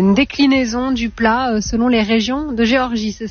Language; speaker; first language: French; native; French